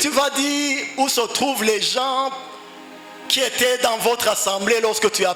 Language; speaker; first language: French; non-native, local second language; Rundi